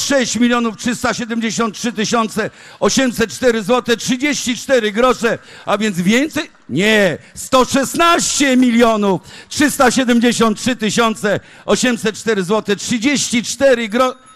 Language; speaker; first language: Polish; native; Polish